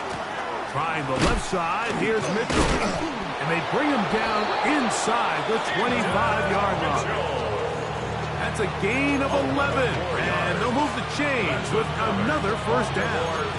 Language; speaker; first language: English; native; English